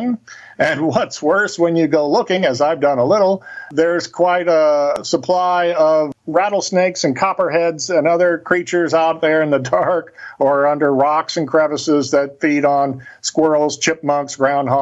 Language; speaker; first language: English; native; English